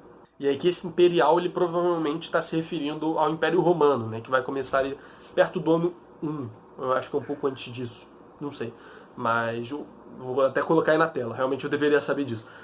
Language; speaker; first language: Portuguese; native; Portuguese